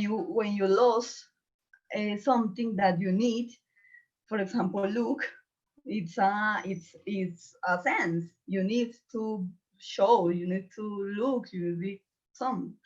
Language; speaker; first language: English; non-native, learner; Spanish